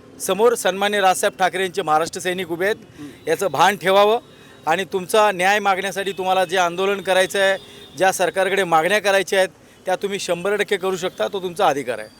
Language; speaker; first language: Marathi; native; Marathi